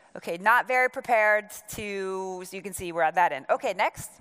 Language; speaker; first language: English; native; English